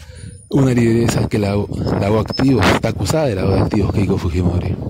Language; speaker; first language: Spanish; native; Spanish